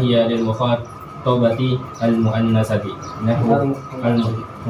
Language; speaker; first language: Arabic; non-native, learner; Indonesian